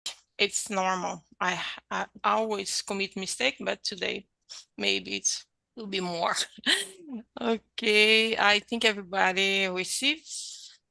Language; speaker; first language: English; non-native, learner; Portuguese